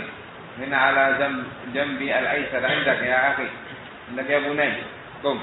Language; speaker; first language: Arabic; non-native, fluent; Indonesian